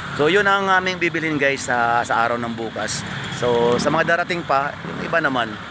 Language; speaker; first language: Filipino; native; Filipino